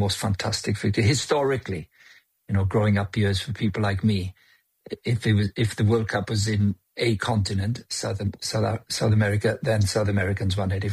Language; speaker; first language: English; native; English